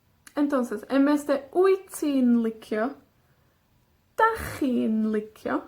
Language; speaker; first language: Spanish; non-native, fluent; Welsh